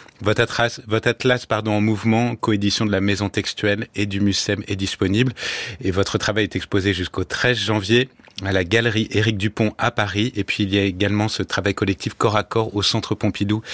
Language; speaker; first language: French; native; French